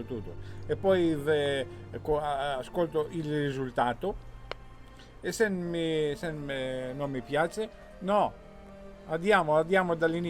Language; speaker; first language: Italian; non-native, fluent; Greek